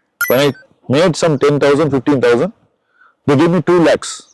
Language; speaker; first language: English; non-native, local second language; Tamil